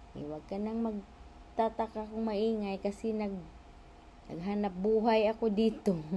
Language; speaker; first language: Filipino; non-native, local second language; Cebuano